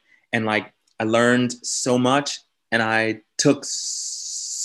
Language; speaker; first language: English; native; English